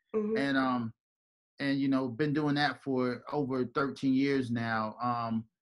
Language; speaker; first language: English; native; English